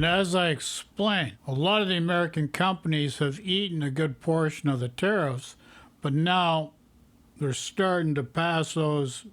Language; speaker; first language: English; native; English